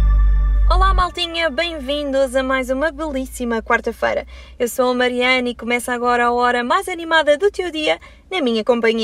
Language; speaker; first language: Portuguese; native; Portuguese